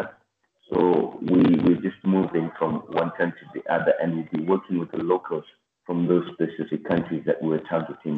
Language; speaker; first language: English; non-native, local second language; Shona